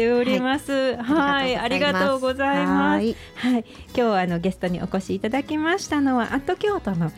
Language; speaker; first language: Japanese; native; Japanese